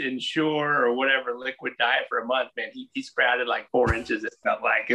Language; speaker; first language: English; native; English